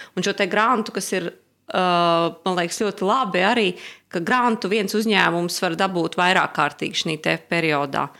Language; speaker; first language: Latvian; native; Latvian